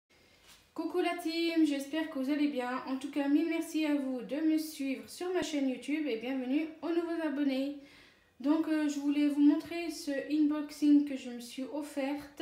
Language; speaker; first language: French; native; French